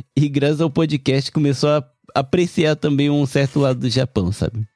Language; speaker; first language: Portuguese; early bilingual, heritage; Japanese